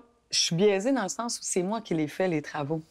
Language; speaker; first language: French; native; French